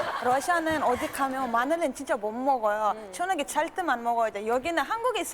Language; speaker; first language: Korean; non-native, fluent; Russian